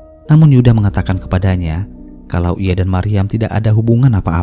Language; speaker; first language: Indonesian; native; Indonesian